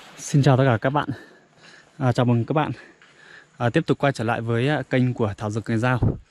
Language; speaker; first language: Vietnamese; non-native, local second language; Iu Mien